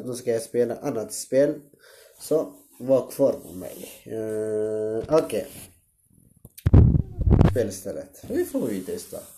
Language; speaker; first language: Swedish; non-native, learner; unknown